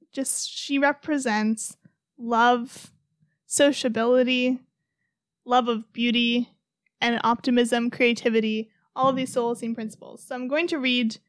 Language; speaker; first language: English; native; English